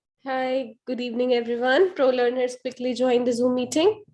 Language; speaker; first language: English; non-native, local second language; Hindi